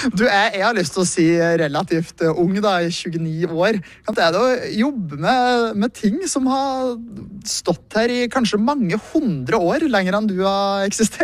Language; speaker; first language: Norwegian; native; Norwegian